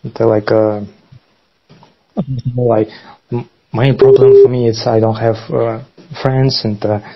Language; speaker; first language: English; non-native, learner; Russian